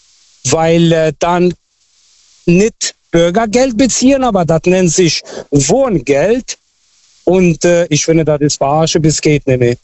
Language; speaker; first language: German; non-native, local second language; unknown